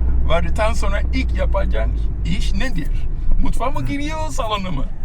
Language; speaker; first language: Turkish; non-native, fluent; Yoruba